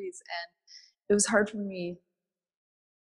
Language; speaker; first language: English; native; English